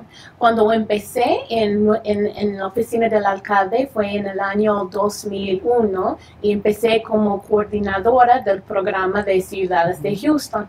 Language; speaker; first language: Spanish; early bilingual, heritage; English